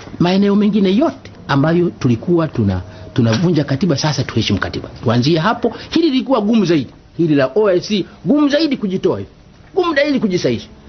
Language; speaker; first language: Swahili; non-native, local second language; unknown